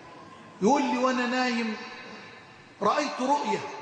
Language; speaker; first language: Arabic; native; Arabic